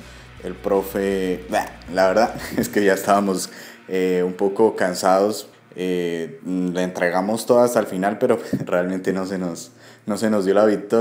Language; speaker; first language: Spanish; native; Spanish